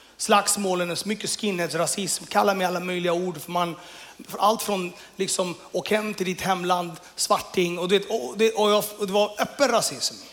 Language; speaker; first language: Swedish; early bilingual, other home language; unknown